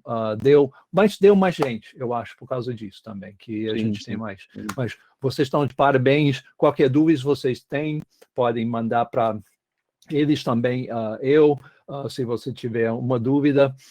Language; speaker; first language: Portuguese; non-native, fluent; English